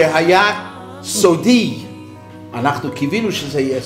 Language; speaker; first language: Hebrew; non-native, fluent; English